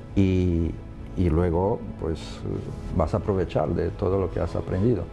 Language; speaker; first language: Spanish; non-native, fluent; Romanian